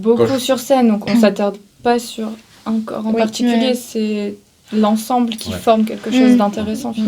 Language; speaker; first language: French; native; French